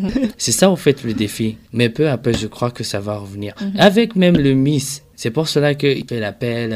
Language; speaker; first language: French; non-native, local second language; Rundi